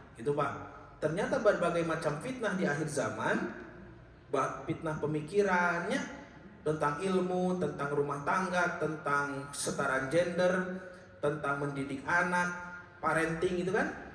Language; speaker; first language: Indonesian; native; Indonesian